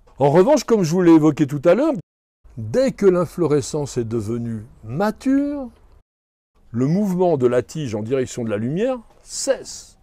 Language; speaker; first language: French; native; French